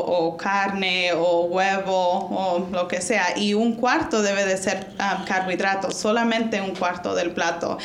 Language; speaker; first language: Spanish; early bilingual, heritage; Spanish